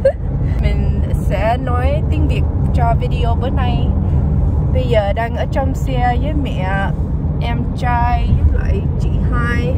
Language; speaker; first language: Vietnamese; early bilingual, heritage; Vietnamese